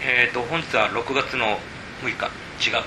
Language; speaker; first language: Japanese; native; Japanese